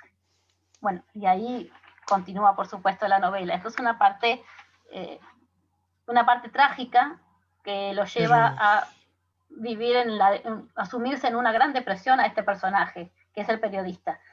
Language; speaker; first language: Spanish; native; Spanish